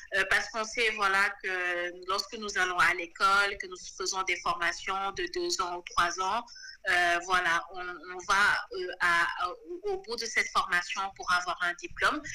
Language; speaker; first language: French; non-native, local second language; Wolof